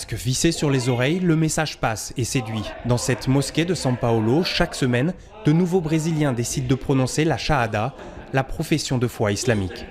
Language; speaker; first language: French; native; French